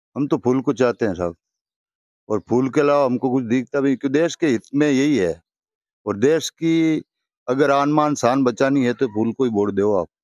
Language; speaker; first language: Hindi; native; Hindi